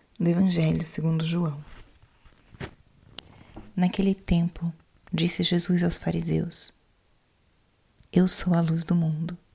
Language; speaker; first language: Portuguese; native; Portuguese